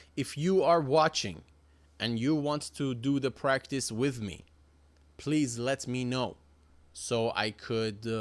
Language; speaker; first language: English; non-native, fluent; Persian